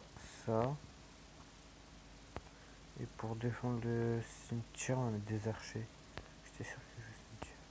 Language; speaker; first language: French; native; French